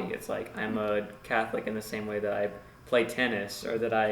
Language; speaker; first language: English; native; English